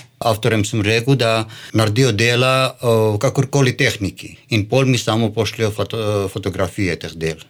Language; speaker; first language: Slovenian; non-native, fluent; Armenian